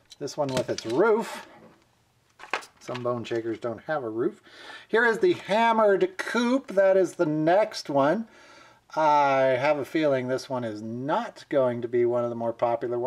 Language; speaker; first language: English; native; English